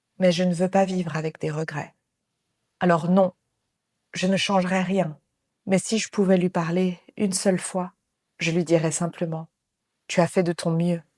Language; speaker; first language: French; native; French